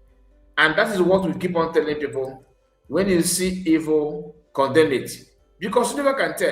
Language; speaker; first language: English; non-native, local second language; Igbo